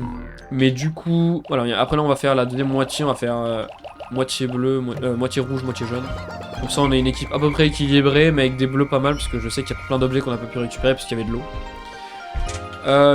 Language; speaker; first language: French; native; French